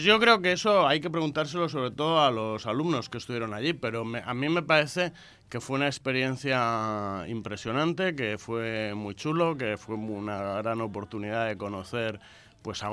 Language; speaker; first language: Spanish; native; Spanish